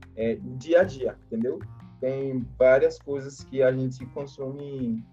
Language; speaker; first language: Portuguese; non-native, fluent; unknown